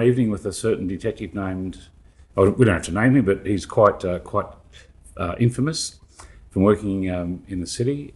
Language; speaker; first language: English; native; English